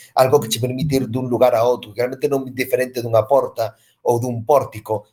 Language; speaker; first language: Galician; native; Galician